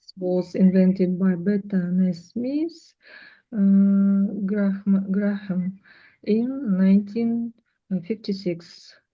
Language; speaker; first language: English; non-native, learner; Russian